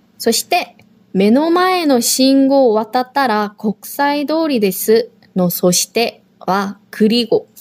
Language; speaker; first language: Japanese; non-native, fluent; Korean